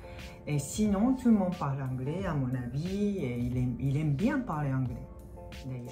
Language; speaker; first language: French; non-native, fluent; Japanese